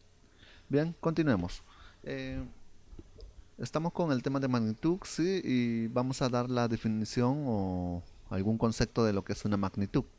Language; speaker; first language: Spanish; native; Spanish